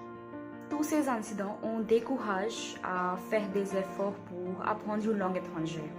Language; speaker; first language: French; non-native, learner; Hindi